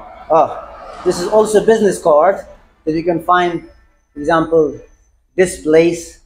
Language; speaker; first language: English; non-native, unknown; Persian